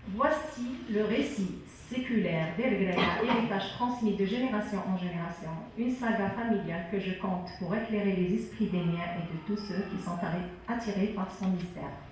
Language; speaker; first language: French; non-native, local second language; Arabic